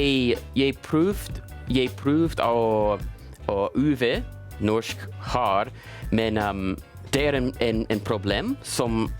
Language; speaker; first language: Norwegian; non-native, learner; English